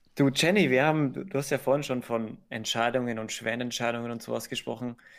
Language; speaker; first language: German; native; German